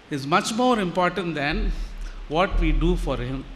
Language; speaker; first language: English; non-native, local second language; Tamil